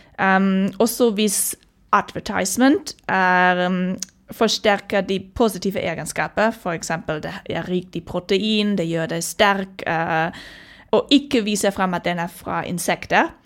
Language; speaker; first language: Norwegian; non-native, fluent; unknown